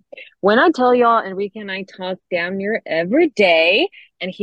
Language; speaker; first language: English; non-native, fluent; Spanish